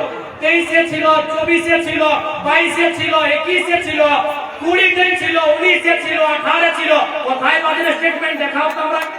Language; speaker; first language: Bangla; non-native, local second language; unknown